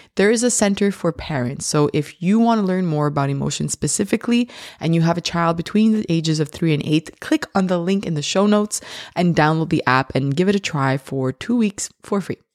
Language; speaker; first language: English; native; English